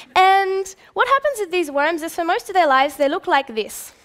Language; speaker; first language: English; native; English